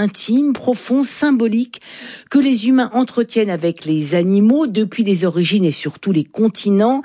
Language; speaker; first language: French; native; French